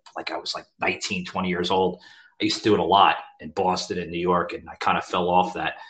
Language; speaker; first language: English; native; English